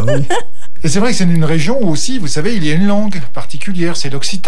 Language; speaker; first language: French; native; French